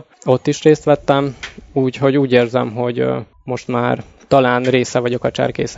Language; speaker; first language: Hungarian; native; Hungarian